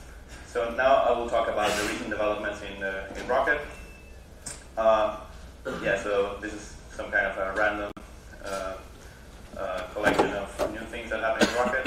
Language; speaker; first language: English; non-native, fluent; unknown